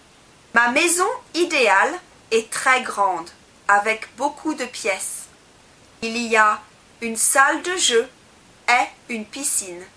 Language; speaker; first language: French; non-native, learner; English